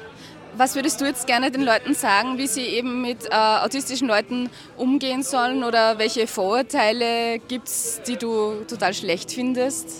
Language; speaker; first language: German; native; German